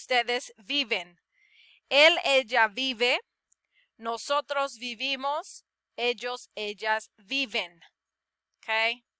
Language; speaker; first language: Spanish; non-native, fluent; English